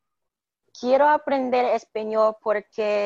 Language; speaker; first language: Spanish; non-native, learner; English